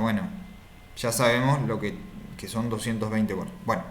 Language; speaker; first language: Spanish; native; Spanish